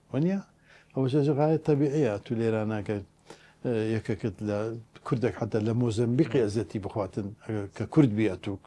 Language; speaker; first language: Central Kurdish; non-native, local second language; Turkish